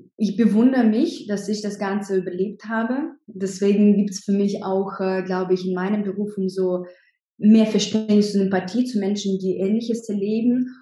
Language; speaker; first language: German; non-native, fluent; Russian